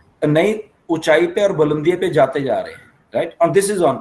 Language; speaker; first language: Hindi; native; Hindi